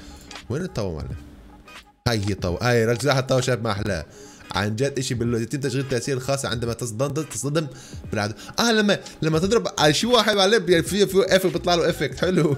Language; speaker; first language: Arabic; native; Arabic